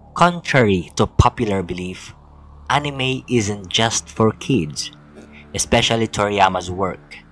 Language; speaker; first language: English; non-native, local second language; Filipino